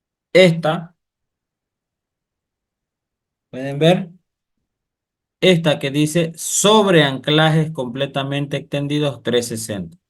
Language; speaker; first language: Spanish; native; Spanish